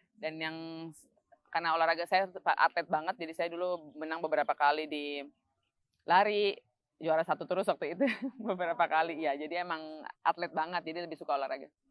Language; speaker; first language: Indonesian; native; Indonesian